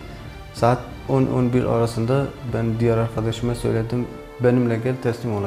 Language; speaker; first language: Turkish; non-native, learner; Kurdish